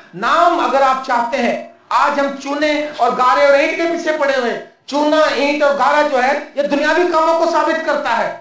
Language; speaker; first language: Urdu; non-native, local second language; Punjabi